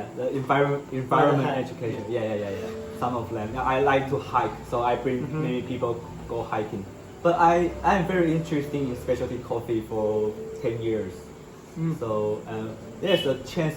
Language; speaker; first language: English; non-native, learner; Chinese